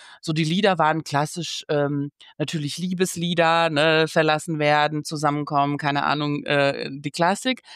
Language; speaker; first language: German; early bilingual, other home language; Bosnian